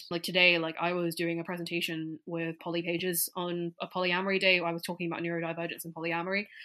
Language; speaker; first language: English; non-native, local second language; Cantonese